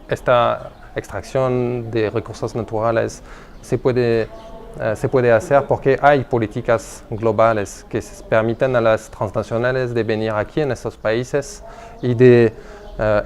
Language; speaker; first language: Spanish; non-native, fluent; French